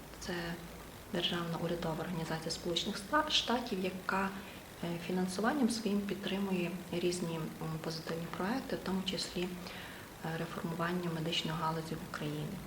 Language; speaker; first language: Ukrainian; native; Ukrainian